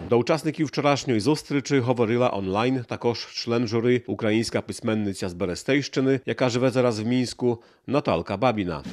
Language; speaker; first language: Ukrainian; native; Ukrainian